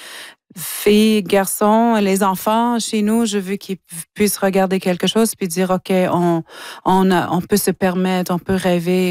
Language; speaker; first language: French; non-native, local second language; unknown